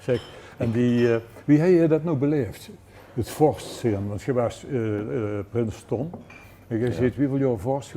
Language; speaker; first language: Dutch; native; Dutch